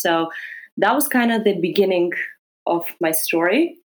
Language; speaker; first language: English; non-native, fluent; Greek